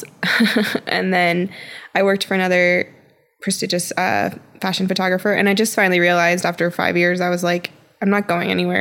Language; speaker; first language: English; native; English